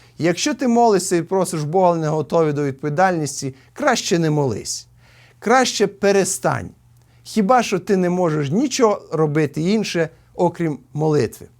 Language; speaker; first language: Ukrainian; native; Ukrainian